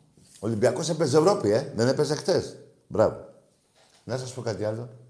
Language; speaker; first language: Greek; native; Greek